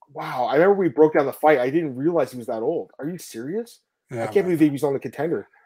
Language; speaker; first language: English; non-native, fluent; Dutch